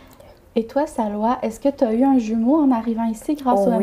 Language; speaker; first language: French; native; French